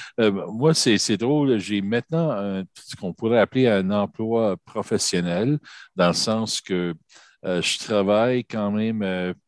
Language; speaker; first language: French; native; French